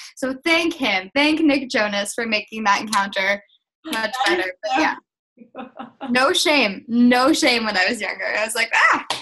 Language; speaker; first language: English; native; English